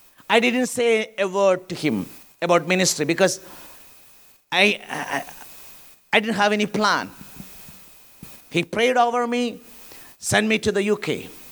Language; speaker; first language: English; non-native, local second language; Malayalam